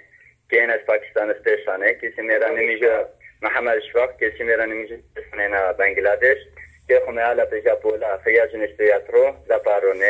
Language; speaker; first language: Greek; non-native, learner; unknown